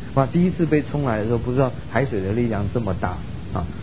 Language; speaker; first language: Chinese; early bilingual, other home language; Min Nan Chinese